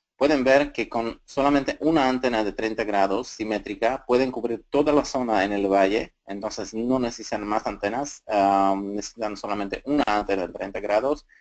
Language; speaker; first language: Spanish; non-native, fluent; Slovak